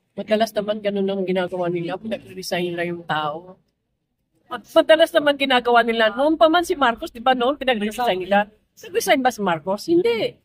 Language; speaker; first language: Filipino; non-native, local second language; Cebuano